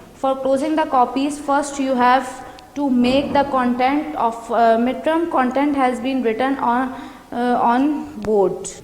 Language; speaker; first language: English; non-native, local second language; Urdu